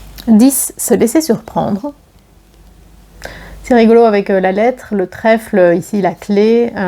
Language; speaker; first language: French; native; French